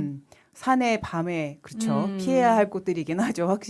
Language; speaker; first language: Korean; native; Korean